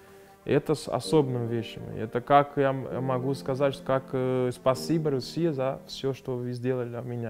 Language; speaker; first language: Russian; non-native, fluent; Portuguese